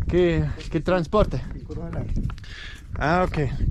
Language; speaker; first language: Spanish; non-native, learner; English